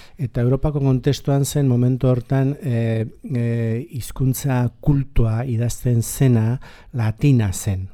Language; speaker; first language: Basque; native; Basque